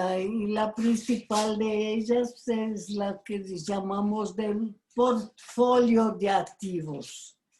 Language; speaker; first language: Spanish; non-native, fluent; Portuguese